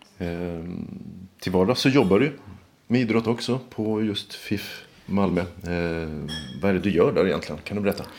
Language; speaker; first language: Swedish; native; Swedish